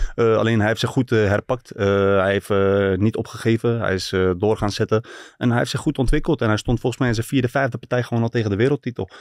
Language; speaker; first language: Dutch; early bilingual, other home language; Turkish